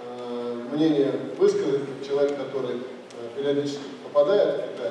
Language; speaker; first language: Russian; native; Russian